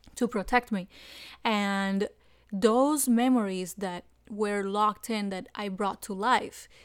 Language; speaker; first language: English; non-native, fluent; Spanish